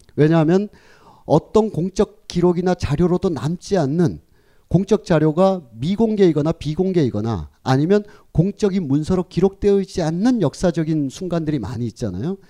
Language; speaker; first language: Korean; native; Korean